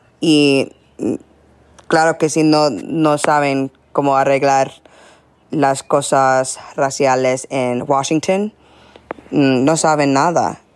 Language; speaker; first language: Spanish; non-native, learner; English